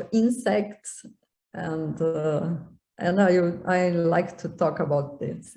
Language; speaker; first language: English; non-native, learner; Portuguese